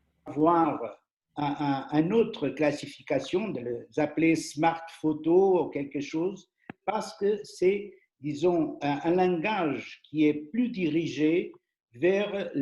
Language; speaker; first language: French; non-native, fluent; Portuguese